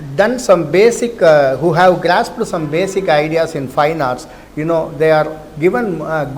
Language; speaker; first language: English; non-native, local second language; Telugu